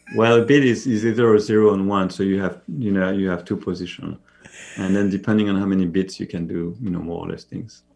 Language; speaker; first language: English; non-native, fluent; French